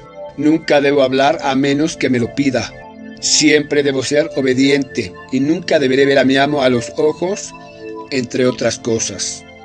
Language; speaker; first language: Spanish; native; Spanish